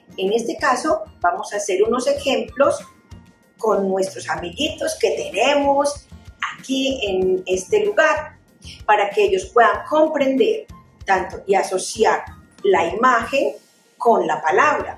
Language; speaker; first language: Spanish; native; Spanish